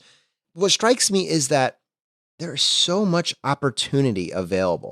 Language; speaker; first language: English; native; English